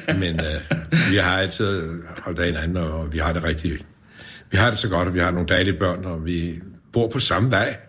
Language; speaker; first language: Danish; native; Danish